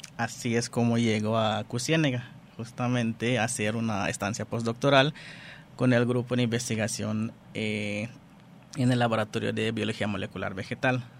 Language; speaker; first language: Spanish; non-native, fluent; Dutch